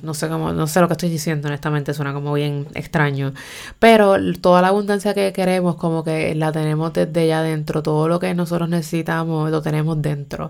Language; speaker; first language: Spanish; native; Spanish